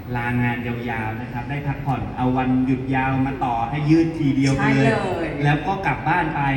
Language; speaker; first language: Thai; native; Thai